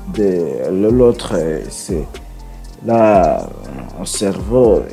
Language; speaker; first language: French; non-native, learner; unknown